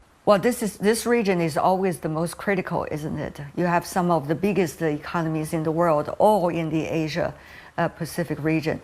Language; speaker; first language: English; non-native, fluent; Chinese